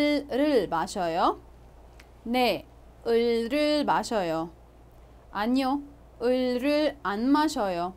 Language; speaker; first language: Korean; non-native, fluent; Arabic